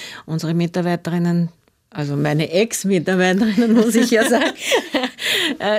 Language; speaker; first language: German; native; German